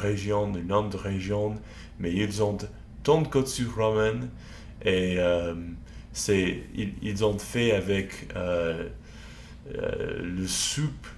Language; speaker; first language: French; non-native, learner; English